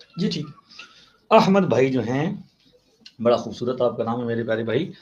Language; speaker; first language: Urdu; non-native, local second language; Punjabi